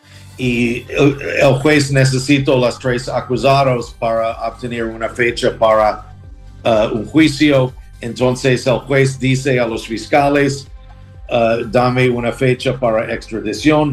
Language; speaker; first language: Spanish; non-native, learner; English